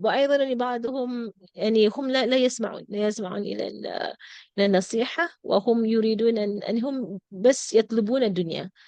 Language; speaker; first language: Arabic; non-native, fluent; English